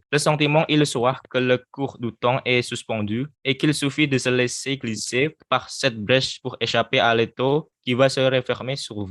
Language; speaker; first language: French; non-native, learner; Indonesian